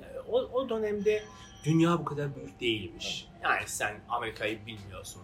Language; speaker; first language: Turkish; non-native, fluent; Persian